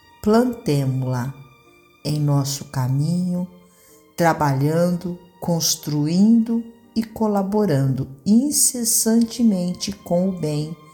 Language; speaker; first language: Portuguese; native; Portuguese